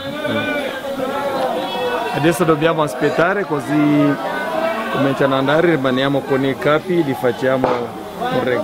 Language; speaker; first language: Italian; non-native, fluent; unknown